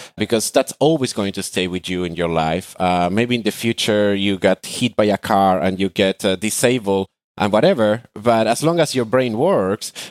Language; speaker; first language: English; non-native, fluent; Spanish